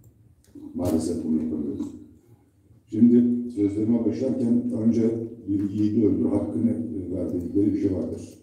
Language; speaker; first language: Turkish; native; Turkish